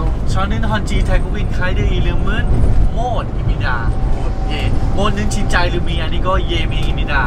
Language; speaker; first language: Korean; non-native, fluent; Thai